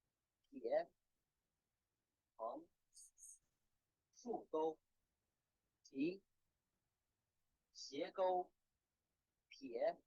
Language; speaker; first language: Chinese; non-native, fluent; Indonesian